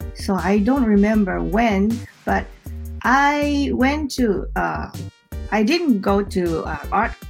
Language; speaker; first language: English; non-native, fluent; Japanese